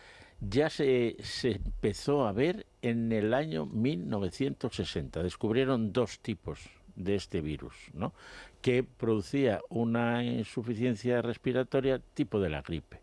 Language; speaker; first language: Spanish; native; Spanish